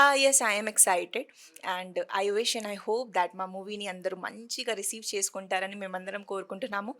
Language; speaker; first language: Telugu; non-native, fluent; Hindi